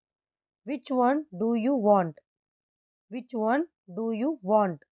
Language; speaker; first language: English; non-native, local second language; Tamil